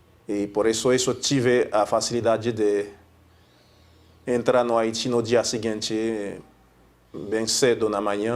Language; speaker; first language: Portuguese; non-native, fluent; Haitian Creole